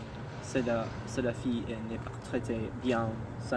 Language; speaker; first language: French; non-native, learner; English